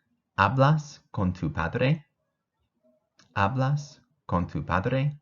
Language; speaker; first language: Spanish; non-native, fluent; English